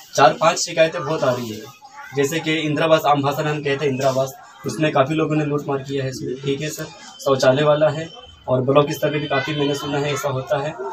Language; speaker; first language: Hindi; native; Hindi